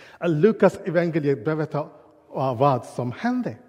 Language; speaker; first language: Swedish; non-native, learner; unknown